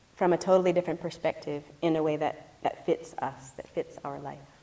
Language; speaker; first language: English; native; English